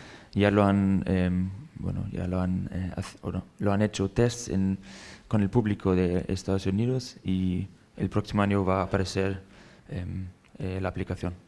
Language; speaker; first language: Spanish; non-native, fluent; German